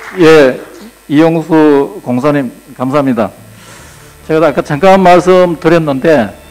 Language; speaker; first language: Korean; native; Korean